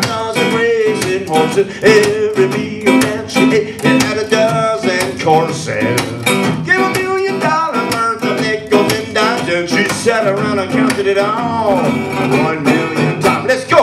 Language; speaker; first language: English; native; English